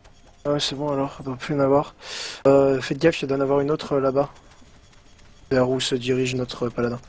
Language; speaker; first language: French; native; French